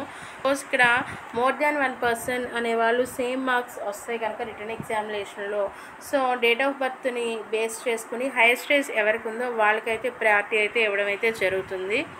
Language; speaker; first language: Telugu; native; Telugu